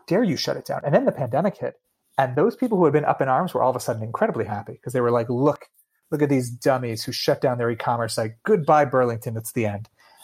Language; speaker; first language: English; native; English